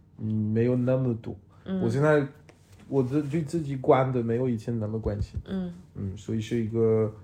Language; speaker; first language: Chinese; non-native, fluent; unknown